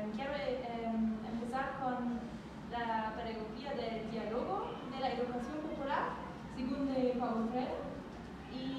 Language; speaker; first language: Spanish; non-native, learner; German